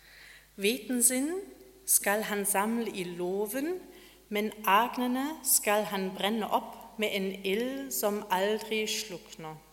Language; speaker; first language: Norwegian; non-native, fluent; German